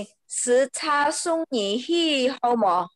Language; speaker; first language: Chinese; non-native, learner; Indonesian